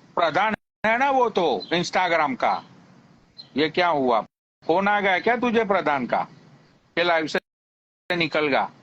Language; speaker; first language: Hindi; native; Hindi